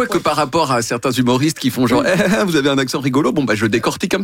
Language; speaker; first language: French; native; French